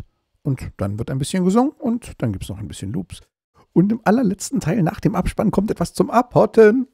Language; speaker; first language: German; native; German